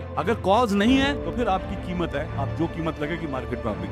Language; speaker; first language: Hindi; native; Hindi